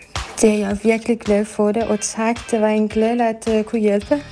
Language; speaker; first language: Danish; non-native, fluent; Persian